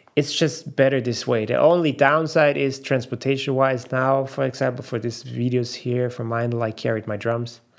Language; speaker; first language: English; non-native, fluent; German